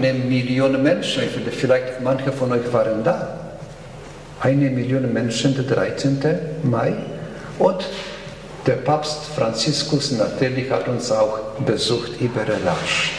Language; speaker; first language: German; non-native, fluent; Polish